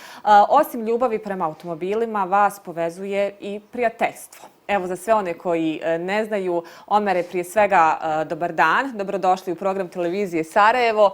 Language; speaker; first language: Bosnian; native; Bosnian